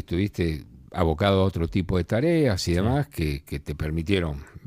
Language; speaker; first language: Spanish; native; Spanish